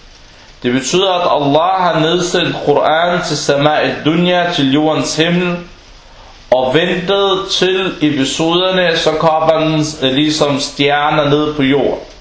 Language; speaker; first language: Danish; non-native, local second language; Arabic